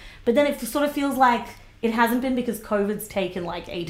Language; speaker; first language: English; native; English